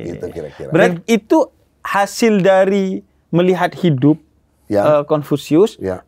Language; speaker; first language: Indonesian; native; Indonesian